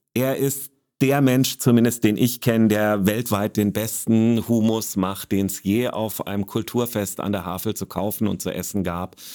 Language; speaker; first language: German; native; German